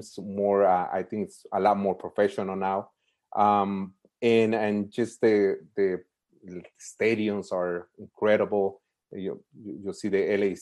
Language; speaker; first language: English; native; English